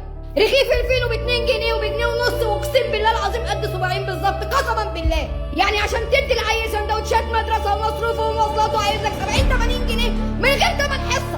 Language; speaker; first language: Arabic; native; Arabic